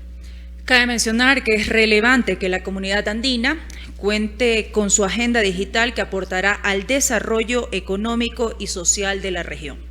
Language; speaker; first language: Spanish; native; Spanish